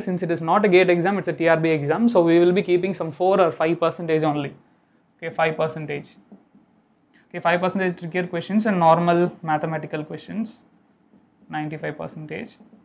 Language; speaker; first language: English; non-native, local second language; Tamil